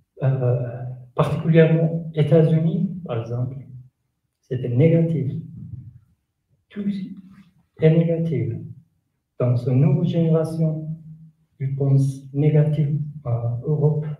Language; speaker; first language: French; non-native, learner; Kurdish